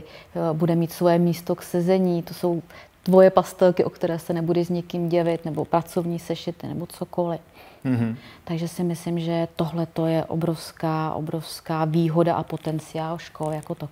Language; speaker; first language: Czech; native; Czech